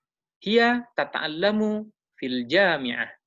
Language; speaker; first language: Arabic; non-native, fluent; Indonesian